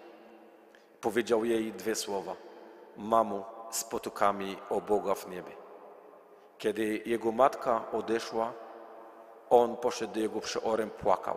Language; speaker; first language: Polish; non-native, learner; Arabic